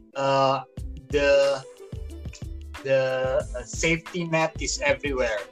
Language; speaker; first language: English; non-native, fluent; Indonesian